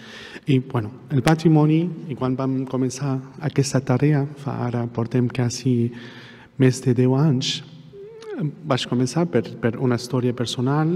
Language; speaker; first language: Catalan; non-native, fluent; Arabic